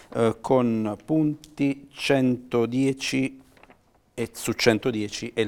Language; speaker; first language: Italian; native; Italian